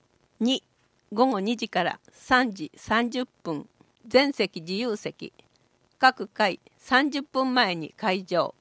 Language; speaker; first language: Japanese; native; Japanese